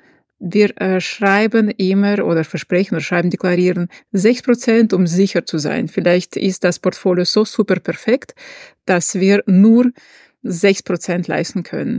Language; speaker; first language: German; non-native, fluent; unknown